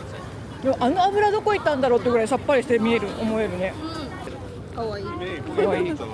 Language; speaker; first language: Japanese; native; Japanese